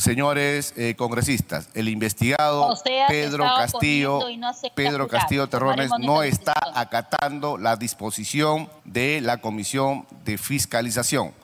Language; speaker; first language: Spanish; native; Spanish